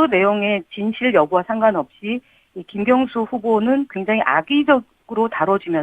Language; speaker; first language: Korean; native; Korean